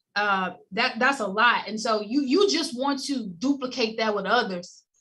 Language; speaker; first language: English; native; English